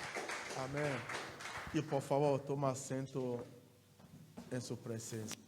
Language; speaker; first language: Spanish; non-native, learner; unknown